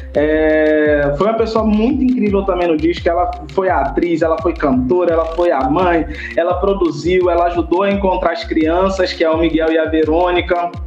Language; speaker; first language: Portuguese; native; Portuguese